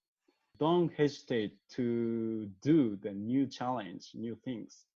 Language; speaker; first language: English; non-native, learner; Japanese